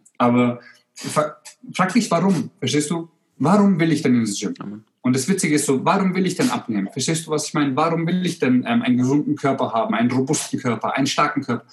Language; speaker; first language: German; early bilingual, other home language; Croatian